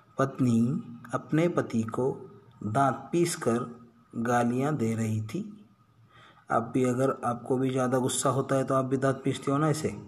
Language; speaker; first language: Hindi; non-native, local second language; Marathi